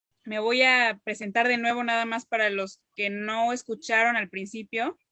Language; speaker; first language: Spanish; native; Spanish